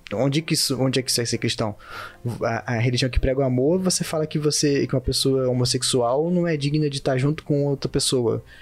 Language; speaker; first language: Portuguese; native; Portuguese